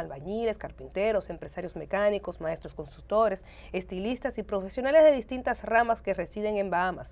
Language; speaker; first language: Spanish; native; Spanish